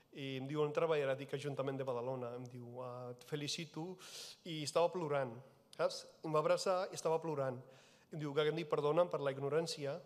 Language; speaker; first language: Catalan; non-native, fluent; Punjabi